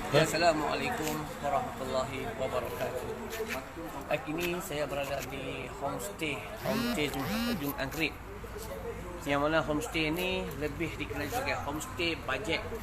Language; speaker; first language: Malay; native; Malay